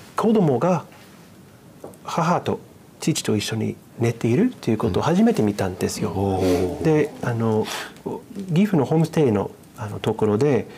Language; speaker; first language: Japanese; non-native, fluent; English